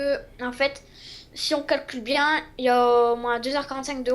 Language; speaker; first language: French; native; French